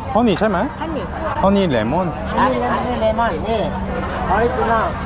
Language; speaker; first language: Korean; native; Korean